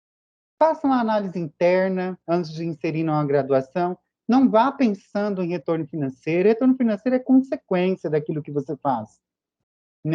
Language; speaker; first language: Portuguese; native; Portuguese